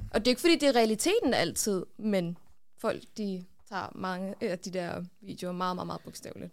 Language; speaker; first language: Danish; early bilingual, other home language; Kurdish